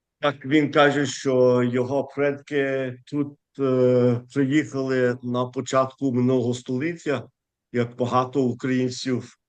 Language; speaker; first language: Ukrainian; early bilingual, heritage; Ukrainian